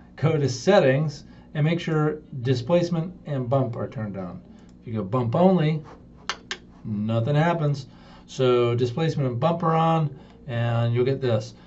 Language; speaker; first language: English; native; English